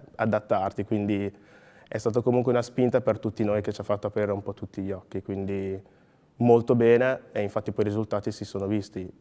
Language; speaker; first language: Italian; early bilingual, other home language; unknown